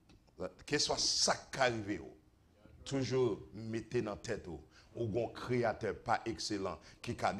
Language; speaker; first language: French; non-native, local second language; Haitian Creole